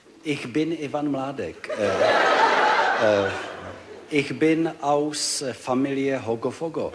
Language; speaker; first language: German; non-native, learner; Czech